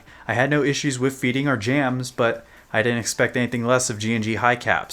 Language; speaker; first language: English; native; English